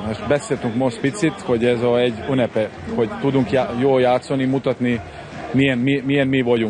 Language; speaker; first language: Hungarian; non-native, learner; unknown